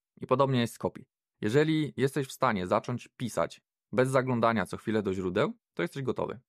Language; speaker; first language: Polish; native; Polish